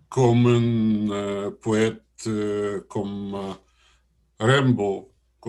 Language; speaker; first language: French; non-native, learner; Russian